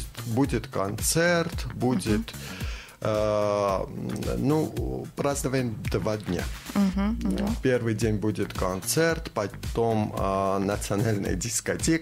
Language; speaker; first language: Russian; non-native, fluent; Armenian